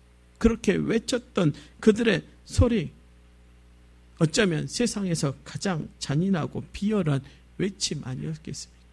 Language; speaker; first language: Korean; native; Korean